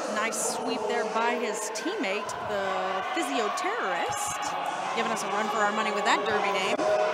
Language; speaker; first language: English; native; English